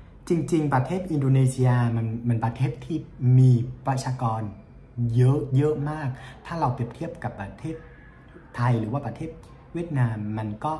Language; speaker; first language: Thai; non-native, fluent; Vietnamese